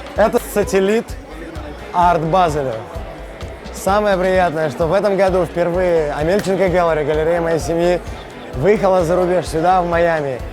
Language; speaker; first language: Russian; native; Russian